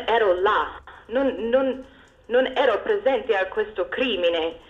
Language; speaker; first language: Italian; non-native, fluent; English